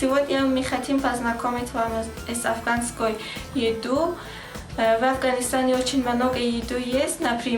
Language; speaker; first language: Russian; non-native, learner; Persian